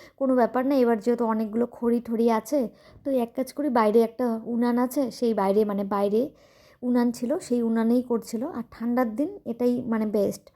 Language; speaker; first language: Bangla; native; Bangla